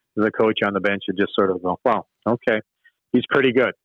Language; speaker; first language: English; native; English